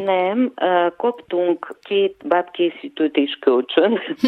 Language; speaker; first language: Hungarian; non-native, fluent; Bulgarian